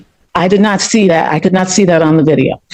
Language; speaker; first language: English; native; English